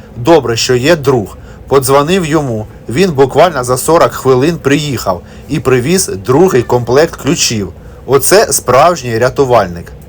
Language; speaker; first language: Ukrainian; native; Ukrainian